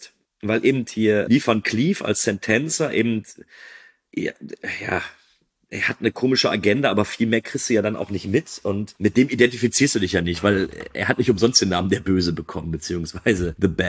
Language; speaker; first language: German; native; German